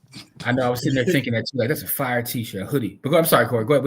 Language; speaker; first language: English; native; English